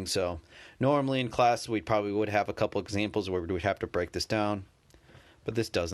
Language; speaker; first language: English; native; English